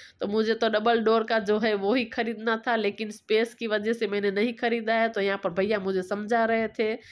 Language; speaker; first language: Hindi; non-native, local second language; Gujarati